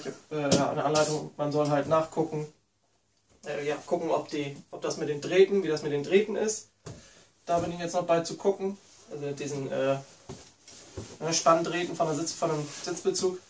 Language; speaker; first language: German; native; German